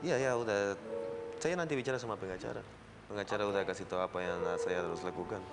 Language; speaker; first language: Indonesian; non-native, learner; Spanish